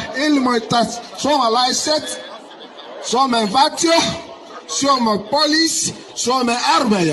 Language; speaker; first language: Finnish; non-native, learner; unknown